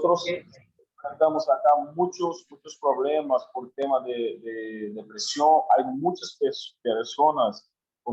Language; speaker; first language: Spanish; non-native, learner; Portuguese